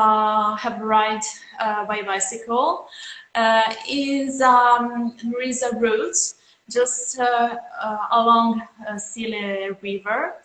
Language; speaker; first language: English; non-native, fluent; Italian